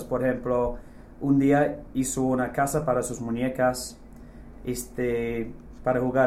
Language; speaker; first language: Spanish; non-native, fluent; English